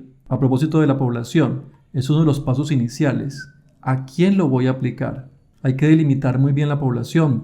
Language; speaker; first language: Spanish; native; Spanish